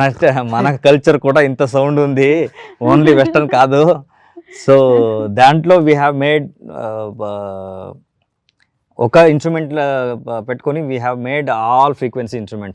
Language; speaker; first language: Telugu; non-native, learner; Kannada